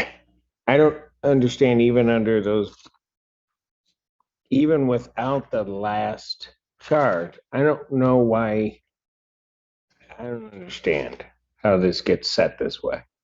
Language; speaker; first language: English; native; English